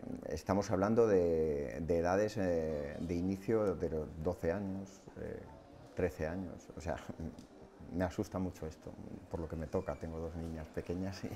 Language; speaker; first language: Spanish; native; Spanish